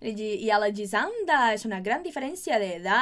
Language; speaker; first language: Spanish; non-native, fluent; Portuguese